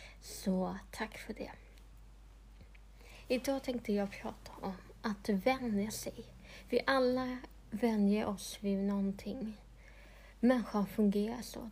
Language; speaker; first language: Swedish; non-native, local second language; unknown